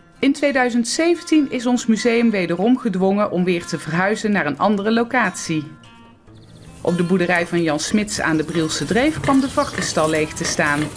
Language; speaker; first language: Dutch; native; Dutch